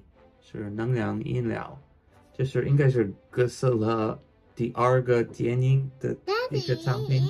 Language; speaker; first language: Chinese; non-native, fluent; English